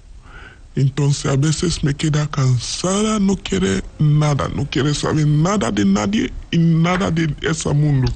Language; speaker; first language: Spanish; non-native, learner; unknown